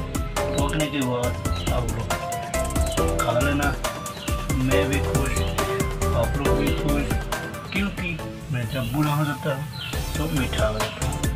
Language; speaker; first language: Hindi; non-native, local second language; Assamese